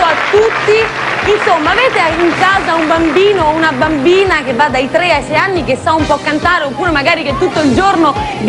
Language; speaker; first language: Italian; native; Italian